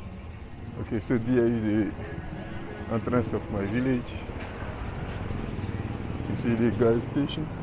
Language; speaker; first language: English; non-native, fluent; French